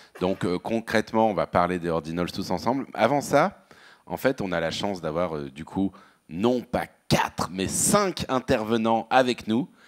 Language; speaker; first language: French; native; French